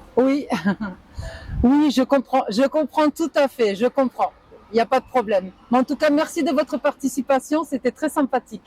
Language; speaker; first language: French; native; French